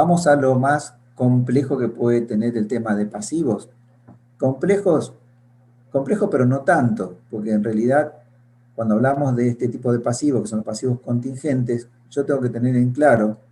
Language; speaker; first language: Spanish; native; Spanish